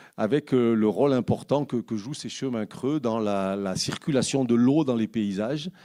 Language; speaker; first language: French; native; French